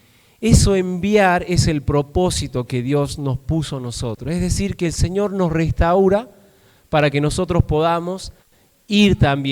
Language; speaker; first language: Spanish; native; Spanish